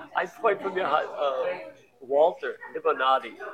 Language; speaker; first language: German; non-native, learner; English